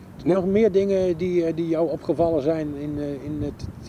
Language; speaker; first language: Dutch; native; Dutch